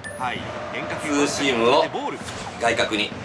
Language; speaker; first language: Japanese; native; Japanese